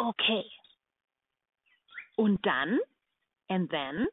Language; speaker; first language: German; non-native, fluent; English